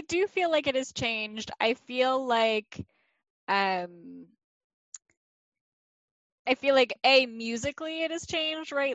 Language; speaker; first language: English; native; English